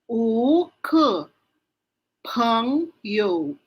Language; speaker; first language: Chinese; non-native, learner; Filipino